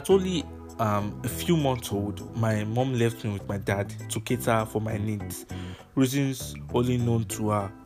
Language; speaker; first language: English; non-native, local second language; Yoruba